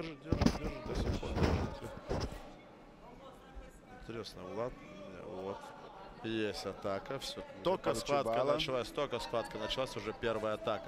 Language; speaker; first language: Russian; native; Russian